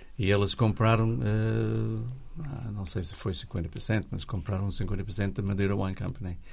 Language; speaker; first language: Portuguese; non-native, fluent; English